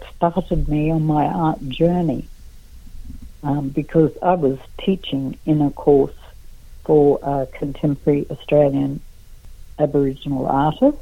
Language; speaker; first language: English; native; English